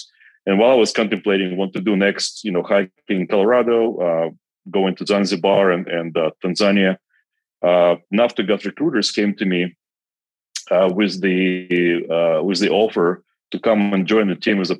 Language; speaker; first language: English; non-native, fluent; Kazakh